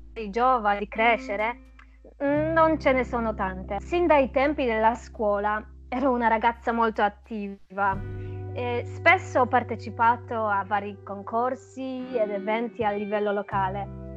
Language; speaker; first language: Italian; non-native, fluent; Polish